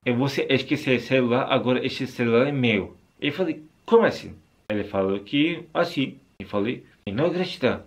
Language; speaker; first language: Portuguese; non-native, learner; Turkish